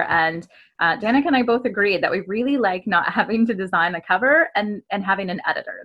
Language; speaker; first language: English; native; English